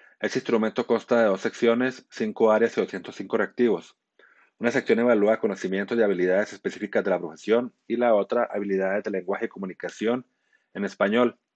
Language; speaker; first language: Spanish; native; Spanish